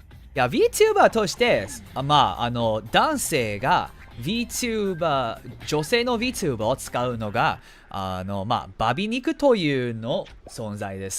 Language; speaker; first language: Japanese; non-native, learner; English